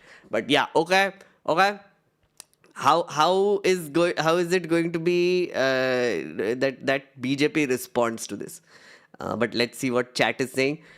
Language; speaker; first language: English; non-native, local second language; Hindi